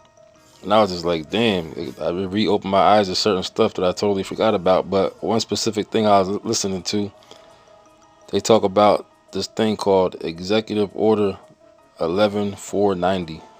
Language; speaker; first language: English; native; English